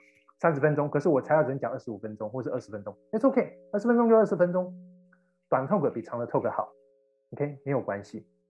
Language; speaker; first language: Chinese; native; Chinese